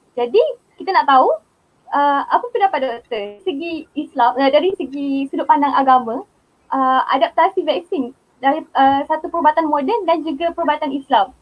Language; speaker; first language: Malay; native; Malay